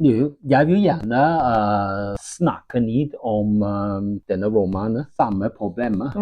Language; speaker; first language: Norwegian; non-native, learner; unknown